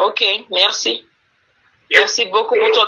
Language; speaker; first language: French; early bilingual, heritage; French